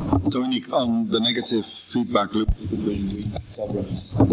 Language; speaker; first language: English; non-native, fluent; German